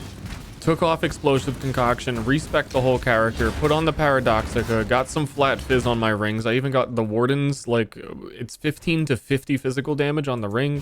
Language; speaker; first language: English; native; English